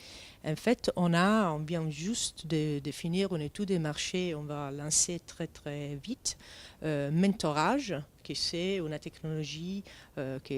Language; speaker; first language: French; non-native, fluent; Italian